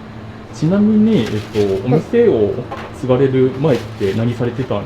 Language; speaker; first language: Japanese; native; Japanese